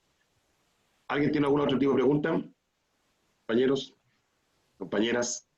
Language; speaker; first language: Spanish; native; Spanish